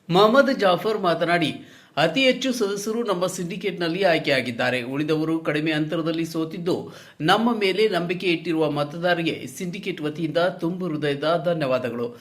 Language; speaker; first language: Kannada; native; Kannada